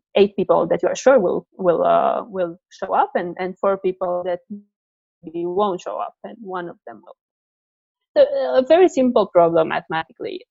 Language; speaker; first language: English; non-native, fluent; Romanian